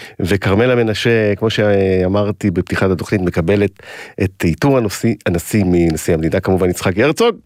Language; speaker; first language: Hebrew; native; Hebrew